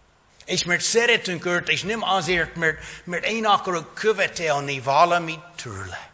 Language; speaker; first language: Hungarian; non-native, fluent; English